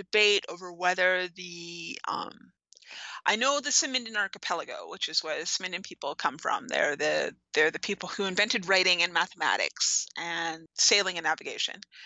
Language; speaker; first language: English; native; English